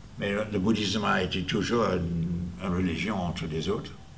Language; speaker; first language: French; non-native, fluent; English